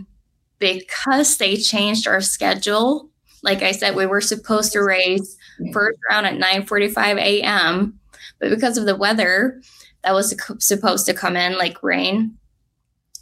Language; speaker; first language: English; non-native, fluent; Norwegian